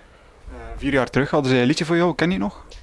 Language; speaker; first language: Dutch; native; Dutch